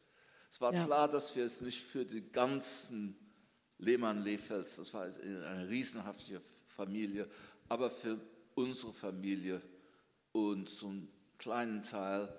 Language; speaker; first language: German; early bilingual, heritage; German